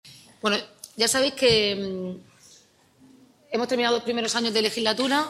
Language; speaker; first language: Spanish; native; Spanish